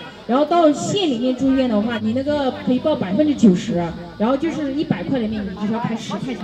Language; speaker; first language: Chinese; native; Chinese